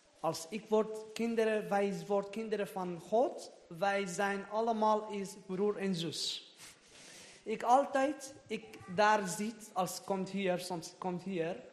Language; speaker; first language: Dutch; non-native, learner; Persian